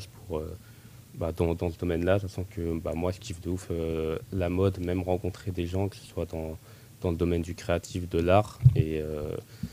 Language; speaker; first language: French; native; French